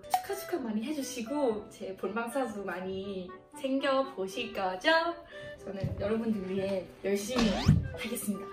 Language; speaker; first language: Korean; non-native, fluent; Thai